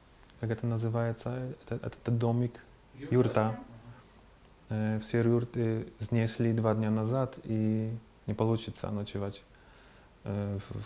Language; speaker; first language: Russian; non-native, fluent; Polish